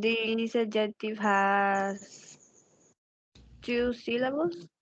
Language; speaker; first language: English; non-native, learner; Spanish